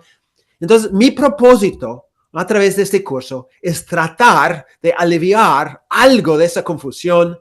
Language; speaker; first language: Spanish; non-native, fluent; English